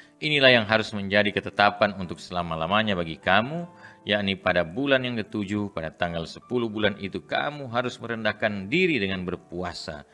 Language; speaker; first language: Indonesian; native; Indonesian